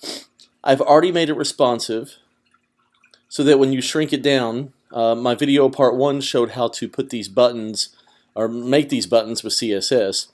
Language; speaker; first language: English; native; English